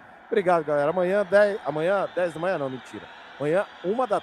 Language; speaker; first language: Portuguese; native; Portuguese